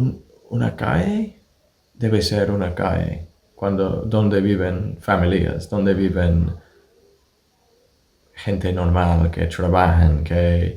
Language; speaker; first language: Spanish; non-native, fluent; English